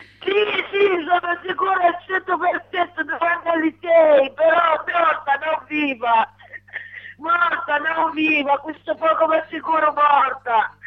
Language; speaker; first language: Italian; non-native, learner; Arabic